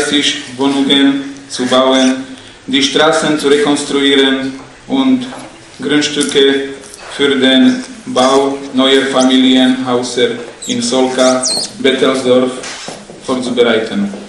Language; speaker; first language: German; non-native, fluent; Slovak